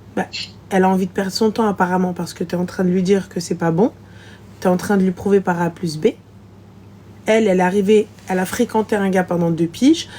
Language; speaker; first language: French; native; French